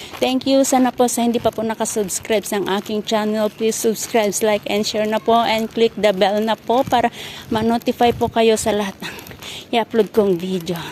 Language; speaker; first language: Filipino; non-native, local second language; Iloko